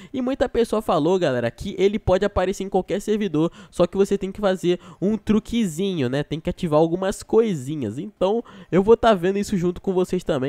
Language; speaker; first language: Portuguese; native; Portuguese